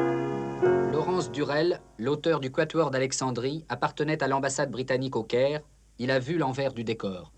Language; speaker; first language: French; native; French